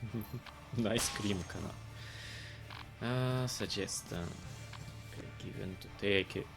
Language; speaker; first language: Japanese; non-native, learner; English